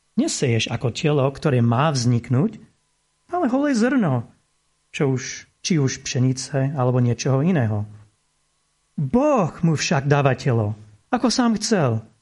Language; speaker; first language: Slovak; non-native, fluent; English